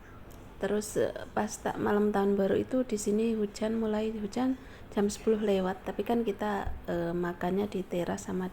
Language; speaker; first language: Indonesian; native; Indonesian